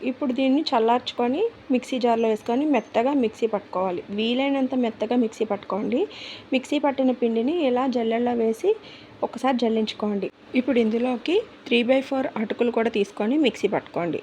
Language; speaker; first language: Telugu; native; Telugu